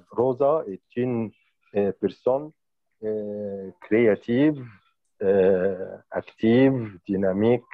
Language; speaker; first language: French; non-native, fluent; Arabic